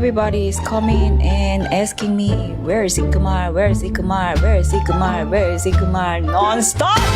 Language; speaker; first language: English; non-native, learner; Thai